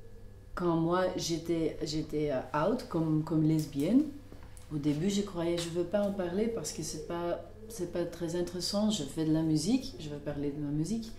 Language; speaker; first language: French; non-native, local second language; Dutch